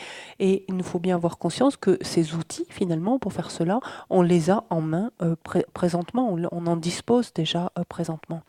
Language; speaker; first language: French; native; French